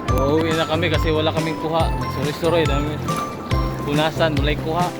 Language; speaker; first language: Filipino; non-native, local second language; Cebuano